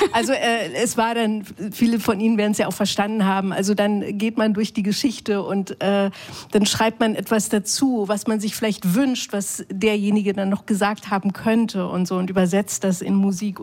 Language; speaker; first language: German; native; German